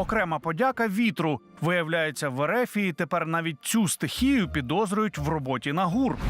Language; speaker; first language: Ukrainian; native; Ukrainian